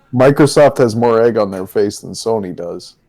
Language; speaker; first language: English; native; English